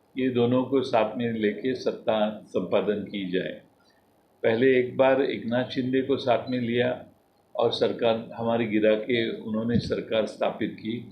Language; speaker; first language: Hindi; non-native, local second language; Marathi